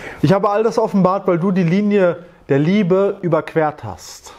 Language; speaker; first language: German; native; German